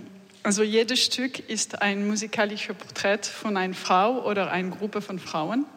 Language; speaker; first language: German; non-native, learner; French